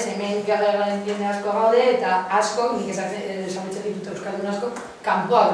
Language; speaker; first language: Basque; non-native, local second language; Spanish